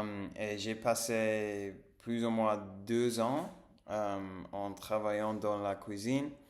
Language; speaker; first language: French; non-native, learner; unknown